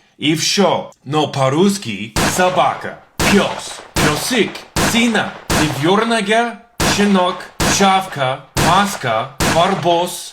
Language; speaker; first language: Russian; non-native, learner; English